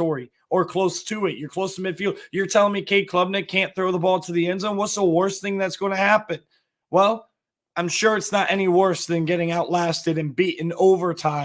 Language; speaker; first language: English; native; English